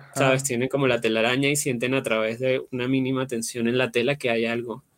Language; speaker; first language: Spanish; native; Spanish